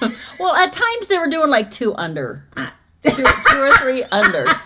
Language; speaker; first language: English; native; English